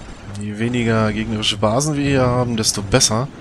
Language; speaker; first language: German; native; German